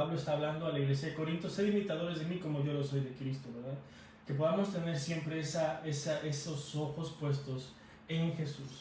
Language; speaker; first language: Spanish; native; Spanish